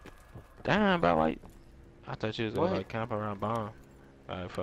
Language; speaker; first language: English; native; English